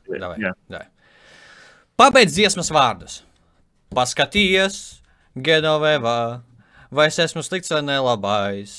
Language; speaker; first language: Latvian; native; Latvian